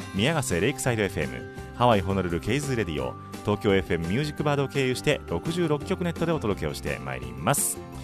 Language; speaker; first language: Japanese; native; Japanese